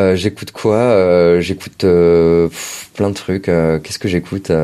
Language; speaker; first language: French; native; French